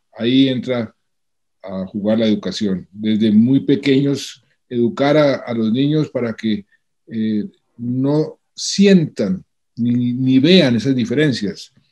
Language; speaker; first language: Spanish; native; Spanish